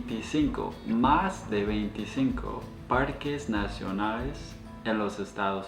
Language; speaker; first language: Spanish; non-native, fluent; English